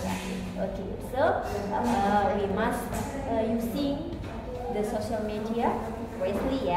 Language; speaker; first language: English; non-native, learner; Indonesian